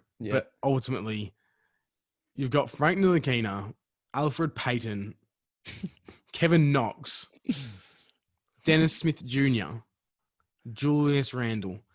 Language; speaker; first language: English; native; English